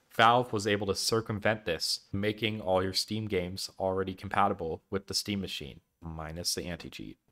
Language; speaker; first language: English; native; English